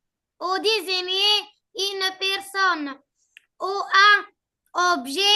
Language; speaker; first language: French; non-native, learner; Arabic